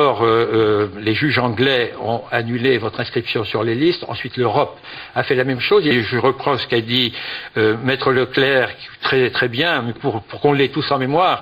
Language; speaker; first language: French; native; French